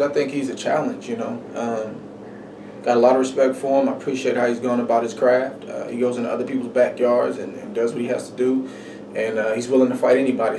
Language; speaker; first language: English; native; English